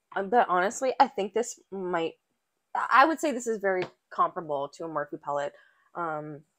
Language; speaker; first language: English; native; English